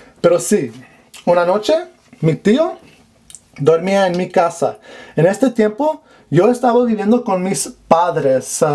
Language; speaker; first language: Spanish; non-native, learner; English